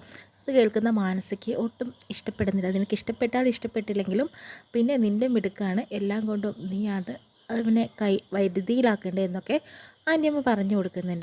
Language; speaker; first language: Malayalam; native; Malayalam